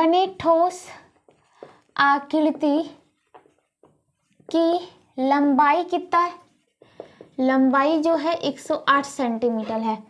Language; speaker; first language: Hindi; native; Hindi